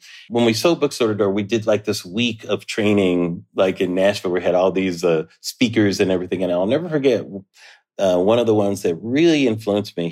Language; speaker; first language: English; native; English